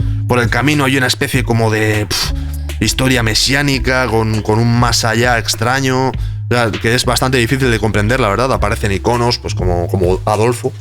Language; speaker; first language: Spanish; native; Spanish